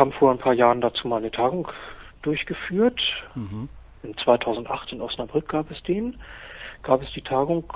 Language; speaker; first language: German; native; German